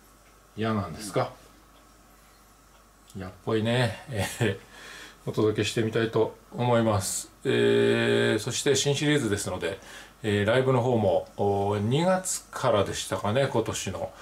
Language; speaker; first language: Japanese; native; Japanese